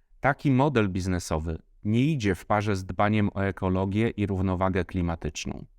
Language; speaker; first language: Polish; native; Polish